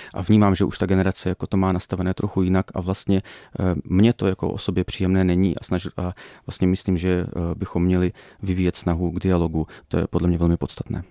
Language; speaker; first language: Czech; early bilingual, other home language; Russian